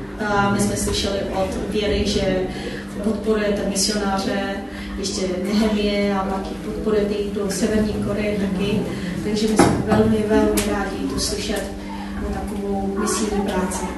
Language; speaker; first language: Czech; non-native, fluent; Korean